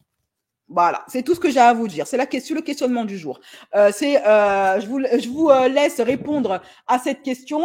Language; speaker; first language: French; native; French